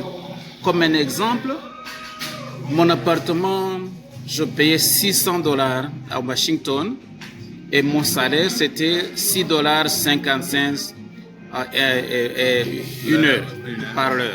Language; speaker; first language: French; non-native, local second language; Kinyarwanda